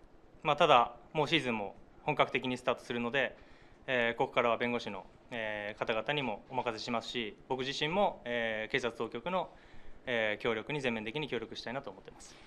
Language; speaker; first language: Japanese; native; Japanese